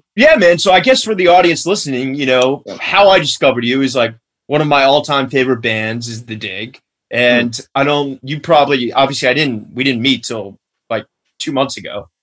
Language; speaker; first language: English; native; English